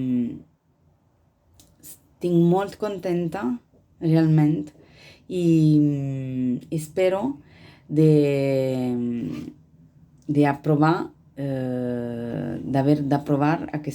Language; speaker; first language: Catalan; non-native, learner; Italian